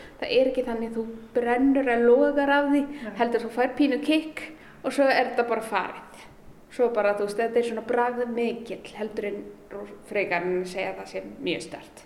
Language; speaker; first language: Icelandic; early bilingual, other home language; Amharic